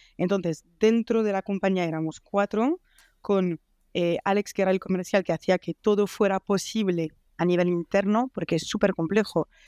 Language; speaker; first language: Spanish; non-native, fluent; French